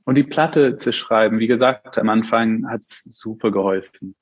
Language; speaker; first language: German; non-native, fluent; English